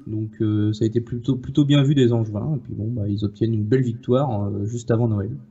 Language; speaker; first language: French; native; French